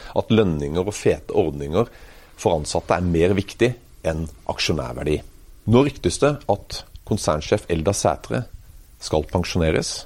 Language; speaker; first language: Norwegian; native; Norwegian